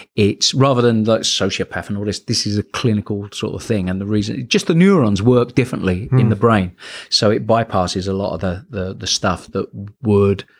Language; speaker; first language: English; native; English